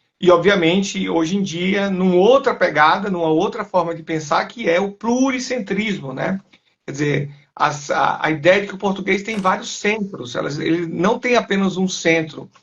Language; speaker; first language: Portuguese; native; Portuguese